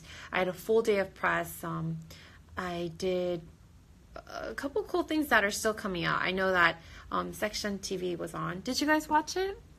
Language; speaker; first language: English; early bilingual, other home language; Korean